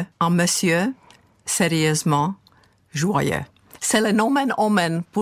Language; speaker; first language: French; non-native, learner; Czech